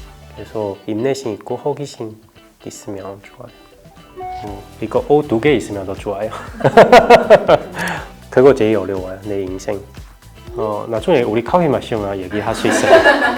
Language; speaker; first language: Korean; non-native, learner; Chinese